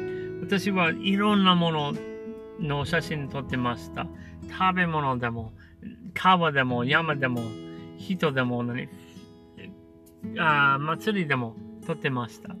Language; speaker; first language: Japanese; non-native, learner; English